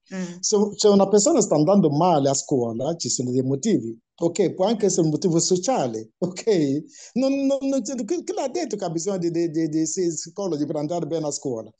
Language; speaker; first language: Italian; non-native, fluent; Igbo